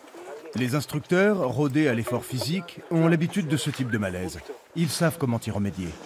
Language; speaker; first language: French; native; French